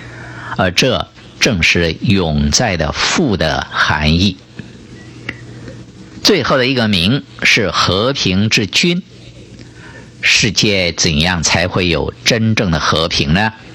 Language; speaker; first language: Chinese; native; Chinese